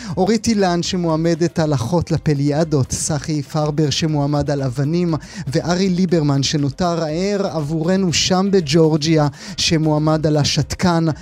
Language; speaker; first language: Hebrew; native; Hebrew